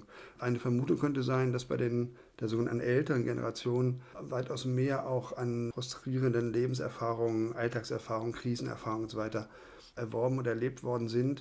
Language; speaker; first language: German; native; German